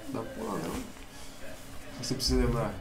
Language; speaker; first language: Portuguese; native; Portuguese